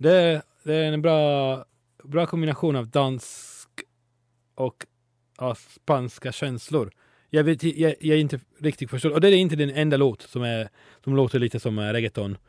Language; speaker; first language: Swedish; non-native, learner; Italian